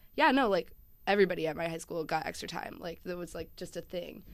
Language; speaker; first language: English; native; English